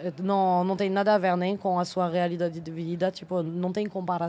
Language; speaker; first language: Portuguese; non-native, fluent; French